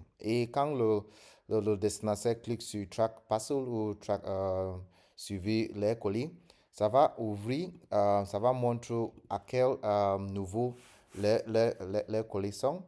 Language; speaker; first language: French; non-native, fluent; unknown